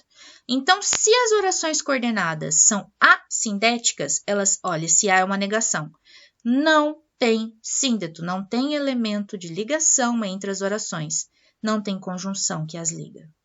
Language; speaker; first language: Portuguese; native; Portuguese